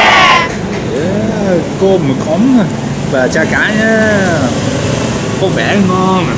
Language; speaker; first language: Vietnamese; non-native, learner; Japanese